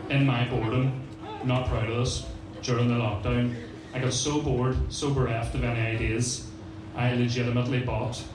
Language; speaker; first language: English; native; English